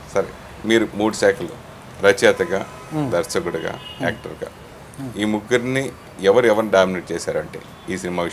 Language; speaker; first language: Telugu; native; Telugu